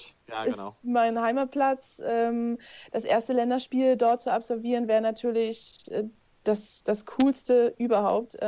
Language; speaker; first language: German; native; German